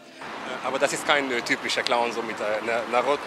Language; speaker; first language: German; non-native, fluent; Slovenian